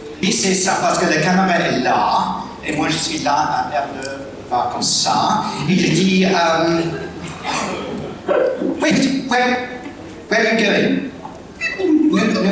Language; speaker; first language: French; non-native, learner; English